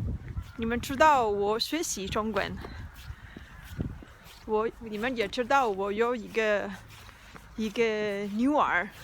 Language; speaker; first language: Chinese; non-native, learner; Spanish